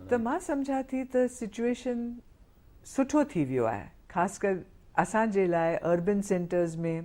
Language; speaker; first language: Sindhi; early bilingual, heritage; Sindhi